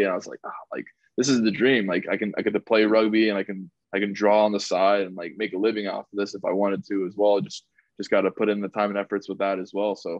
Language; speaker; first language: English; native; English